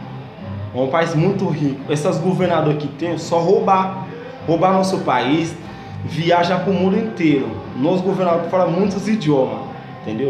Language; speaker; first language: Portuguese; non-native, learner; Haitian Creole